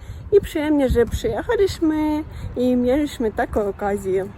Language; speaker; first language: Polish; non-native, fluent; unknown